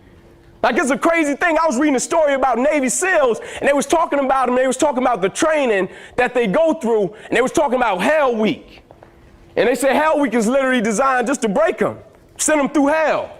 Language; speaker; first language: English; native; English